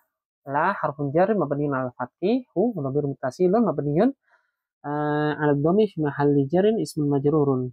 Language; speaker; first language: Arabic; non-native, fluent; Indonesian